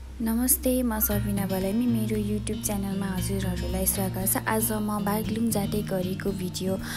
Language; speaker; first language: Nepali; native; Nepali